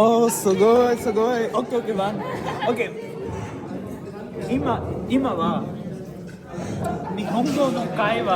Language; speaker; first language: Japanese; non-native, learner; Urdu